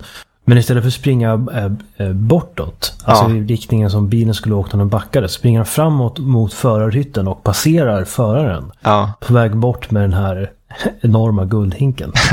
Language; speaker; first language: Swedish; native; Swedish